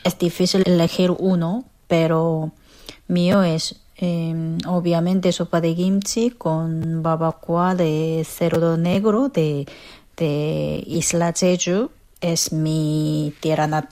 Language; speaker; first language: Spanish; non-native, fluent; Korean